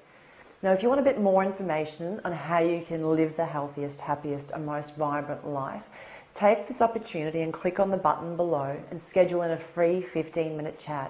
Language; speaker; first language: English; native; English